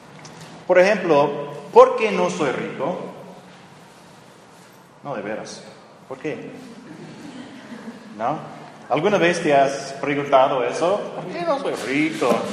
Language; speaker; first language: Spanish; non-native, fluent; English